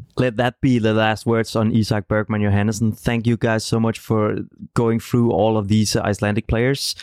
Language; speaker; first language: English; non-native, fluent; Danish